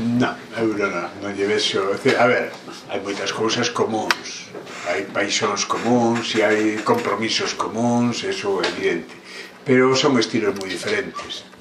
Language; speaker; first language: Galician; native; Galician